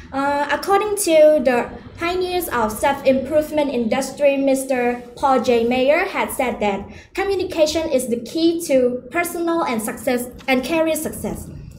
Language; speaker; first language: English; non-native, learner; Khmer